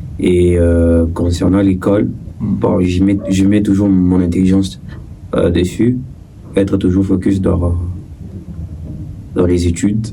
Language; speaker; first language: French; non-native, local second language; Swahili